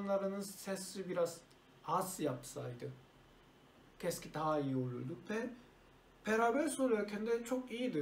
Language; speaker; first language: Turkish; non-native, learner; Korean